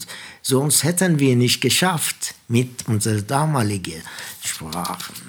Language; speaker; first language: German; non-native, fluent; Persian